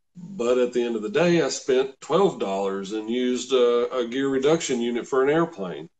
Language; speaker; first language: English; native; English